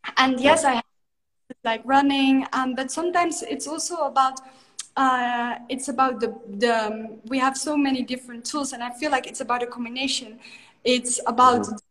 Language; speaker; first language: English; non-native, fluent; Dutch